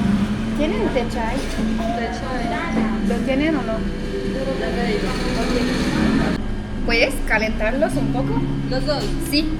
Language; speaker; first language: Spanish; non-native, learner; French